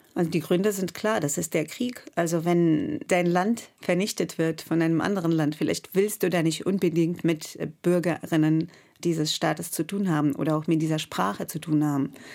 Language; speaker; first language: German; non-native, fluent; Russian